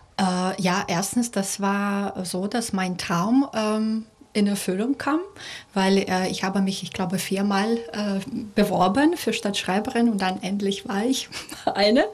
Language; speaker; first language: German; non-native, fluent; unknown